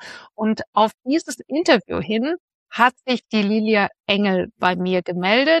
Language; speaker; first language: German; native; German